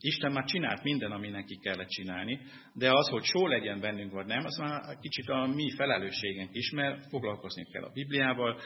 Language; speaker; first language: Hungarian; non-native, fluent; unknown